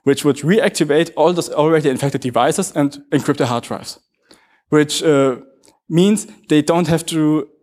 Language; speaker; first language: English; non-native, fluent; German